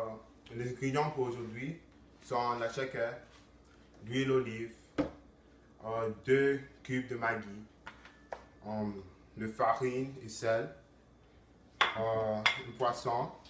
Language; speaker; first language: French; non-native, learner; English